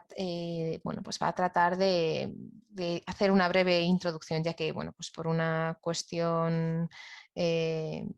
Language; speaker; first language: Spanish; native; Spanish